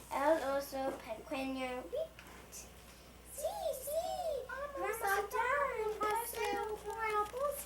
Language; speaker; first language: Spanish; non-native, learner; English